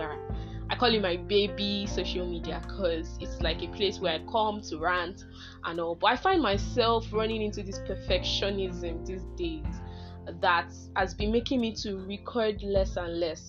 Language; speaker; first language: English; non-native, local second language; Yoruba